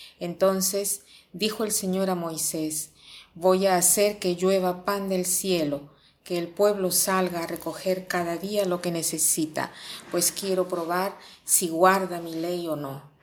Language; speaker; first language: Spanish; non-native, fluent; Italian